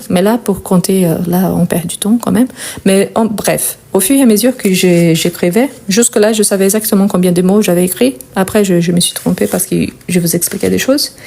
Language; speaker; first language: French; non-native, fluent; Portuguese